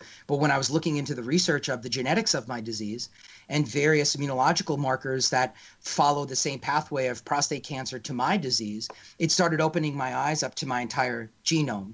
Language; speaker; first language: English; native; English